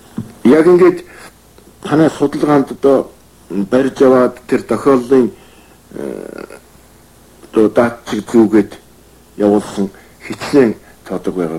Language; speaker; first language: Mongolian; native; Mongolian